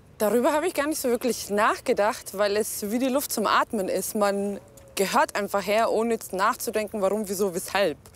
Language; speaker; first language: German; early bilingual, other home language; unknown